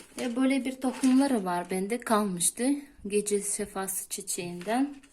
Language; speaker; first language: Turkish; non-native, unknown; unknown